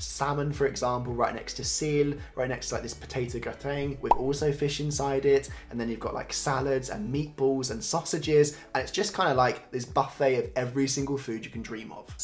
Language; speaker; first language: English; native; English